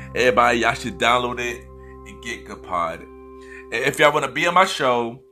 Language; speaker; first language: English; native; English